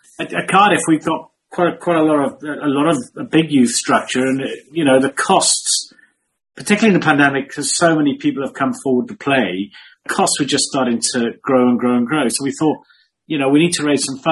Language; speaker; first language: English; native; English